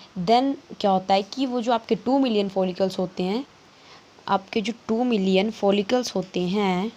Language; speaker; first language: Hindi; native; Hindi